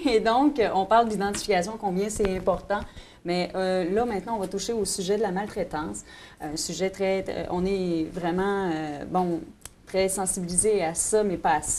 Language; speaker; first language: French; native; French